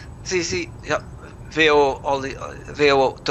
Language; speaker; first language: Spanish; non-native, learner; English